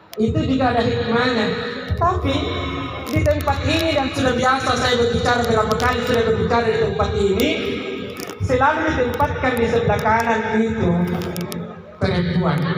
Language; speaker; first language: Indonesian; non-native, local second language; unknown